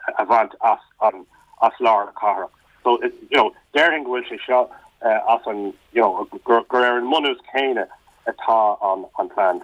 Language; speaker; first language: Irish; non-native, local second language; English